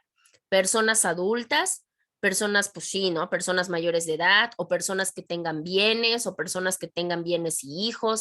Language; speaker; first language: Spanish; native; Spanish